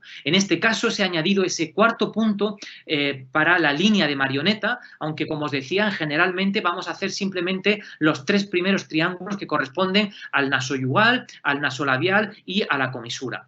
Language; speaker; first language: Spanish; native; Spanish